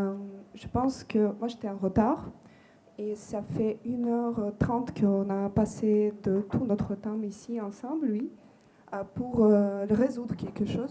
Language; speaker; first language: French; non-native, fluent; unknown